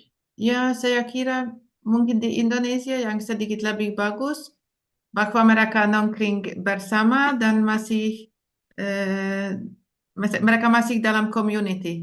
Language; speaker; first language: Indonesian; non-native, fluent; Hungarian